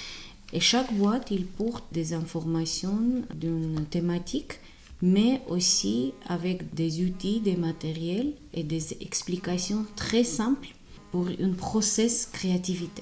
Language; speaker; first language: French; non-native, fluent; Armenian